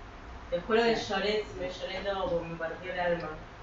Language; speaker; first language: Spanish; native; Spanish